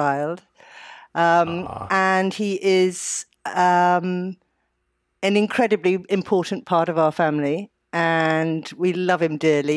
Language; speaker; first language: English; native; English